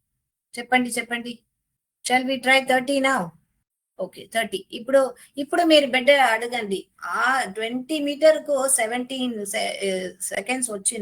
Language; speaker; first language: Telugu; non-native, learner; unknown